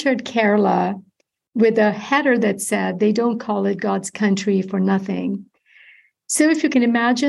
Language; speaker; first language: English; non-native, local second language; Malayalam